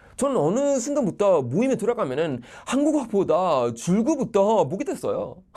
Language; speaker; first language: Korean; non-native, fluent; Swedish